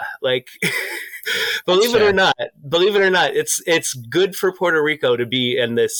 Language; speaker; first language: English; native; English